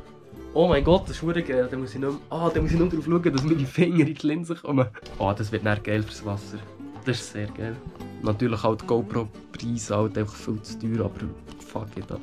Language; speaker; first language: German; native; German